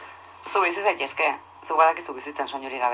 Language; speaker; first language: Basque; native; Basque